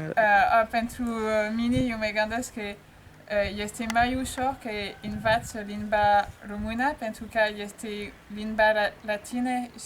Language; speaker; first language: Romanian; non-native, learner; French